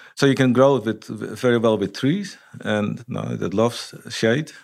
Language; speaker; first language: English; non-native, fluent; Dutch